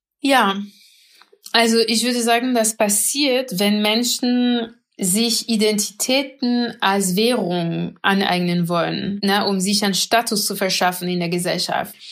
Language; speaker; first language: German; non-native, fluent; French